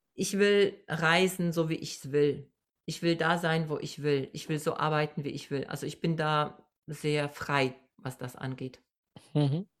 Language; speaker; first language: German; non-native, fluent; Polish